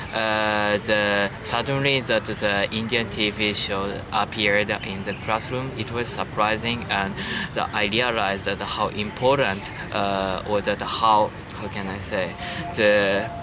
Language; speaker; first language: English; non-native, learner; Japanese